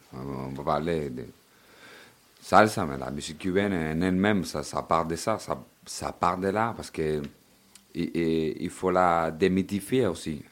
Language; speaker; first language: French; non-native, fluent; Spanish